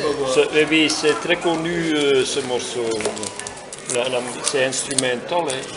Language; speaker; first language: French; non-native, local second language; Dutch